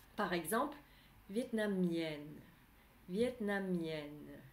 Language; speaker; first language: French; non-native, fluent; Vietnamese